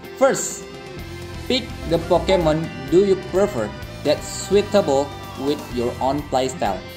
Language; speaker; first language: English; non-native, learner; Indonesian